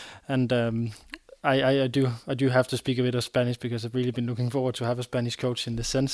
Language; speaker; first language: English; non-native, fluent; Danish